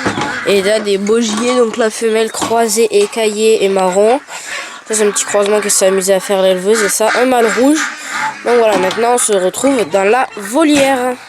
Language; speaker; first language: French; native; French